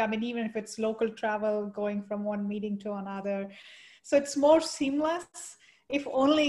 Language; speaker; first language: English; non-native, local second language; Kannada